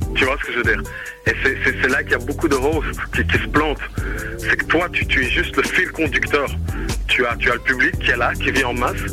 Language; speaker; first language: French; native; French